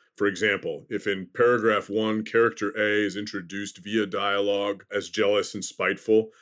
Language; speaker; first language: English; native; English